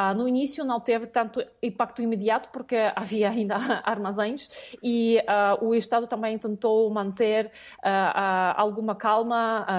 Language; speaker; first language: Portuguese; non-native, fluent; Russian